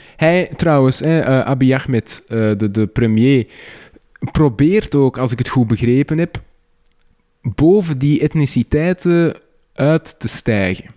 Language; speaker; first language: Dutch; native; Dutch